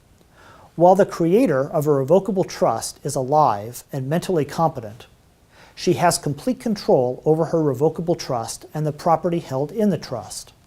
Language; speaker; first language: English; native; English